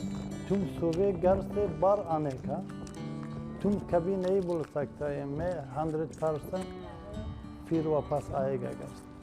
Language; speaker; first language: Hindi; non-native, learner; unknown